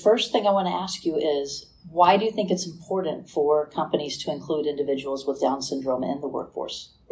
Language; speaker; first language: English; native; English